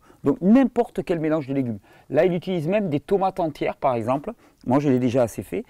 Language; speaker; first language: French; native; French